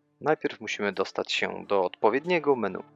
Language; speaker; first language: Polish; native; Polish